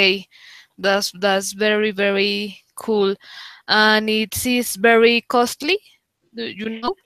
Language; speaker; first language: English; non-native, learner; Spanish